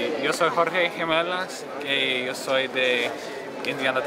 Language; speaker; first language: Spanish; non-native, learner; English